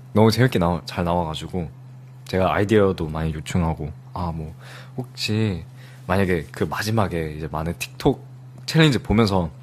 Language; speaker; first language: Korean; early bilingual, other home language; English